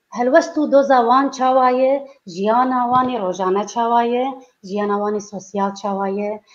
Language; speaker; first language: Kurdish; native; Kurdish